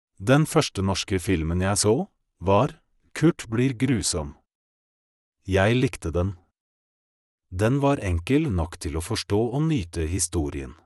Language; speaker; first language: Norwegian; non-native, fluent; Polish